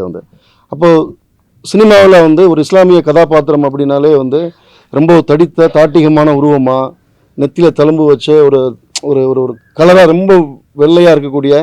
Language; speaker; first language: Tamil; native; Tamil